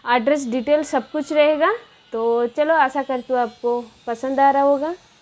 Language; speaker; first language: Hindi; non-native, local second language; Bangla